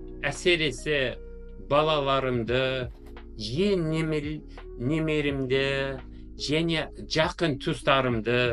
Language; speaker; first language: Kazakh; non-native, fluent; English